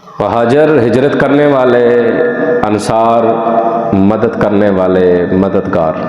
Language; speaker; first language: Urdu; non-native, local second language; Punjabi